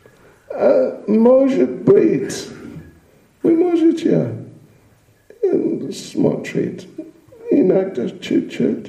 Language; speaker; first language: Russian; non-native, learner; English